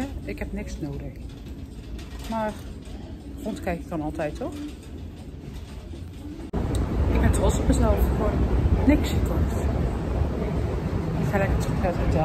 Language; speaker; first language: Dutch; native; Dutch